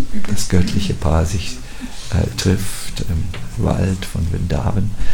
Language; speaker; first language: German; native; German